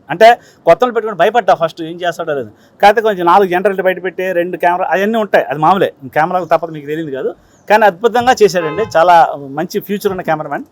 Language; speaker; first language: Telugu; native; Telugu